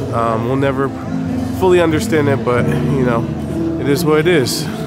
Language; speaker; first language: English; native; English